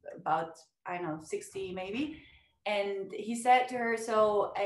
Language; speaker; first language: English; non-native, fluent; German